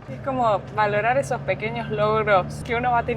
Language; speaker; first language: Spanish; native; Spanish